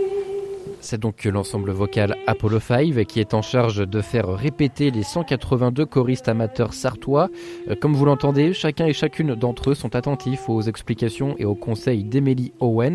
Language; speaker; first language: French; native; French